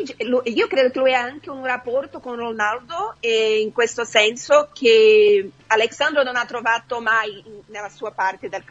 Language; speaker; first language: Italian; non-native, fluent; Portuguese